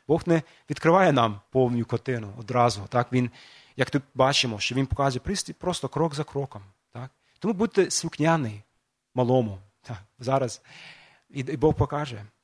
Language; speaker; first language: Ukrainian; non-native, fluent; English